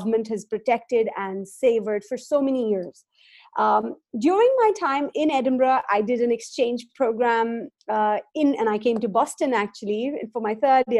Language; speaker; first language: English; non-native, local second language; Hindi